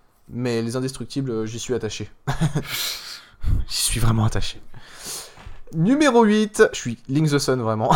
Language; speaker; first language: French; native; French